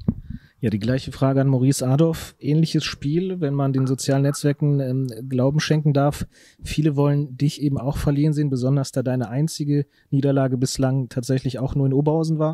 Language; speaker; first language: German; native; German